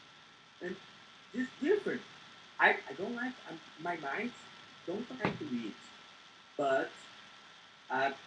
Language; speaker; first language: English; non-native, learner; Portuguese